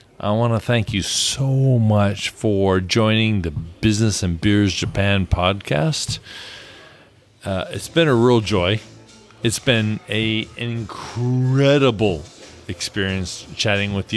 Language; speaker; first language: English; native; English